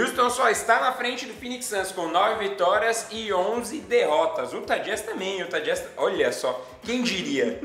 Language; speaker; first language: Portuguese; native; Portuguese